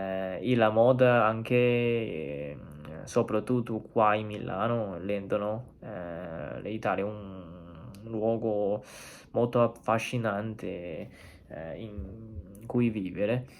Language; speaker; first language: Italian; non-native, learner; Chinese